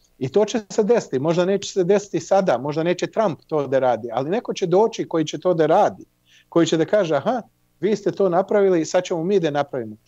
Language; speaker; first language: Serbian; early bilingual, heritage; Serbian